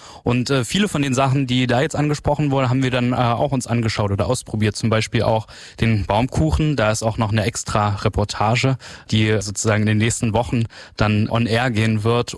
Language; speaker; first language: German; native; German